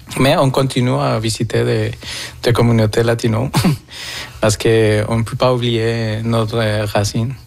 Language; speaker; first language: French; non-native, fluent; Spanish